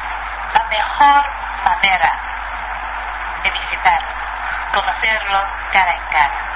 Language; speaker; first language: Spanish; non-native, fluent; Chinese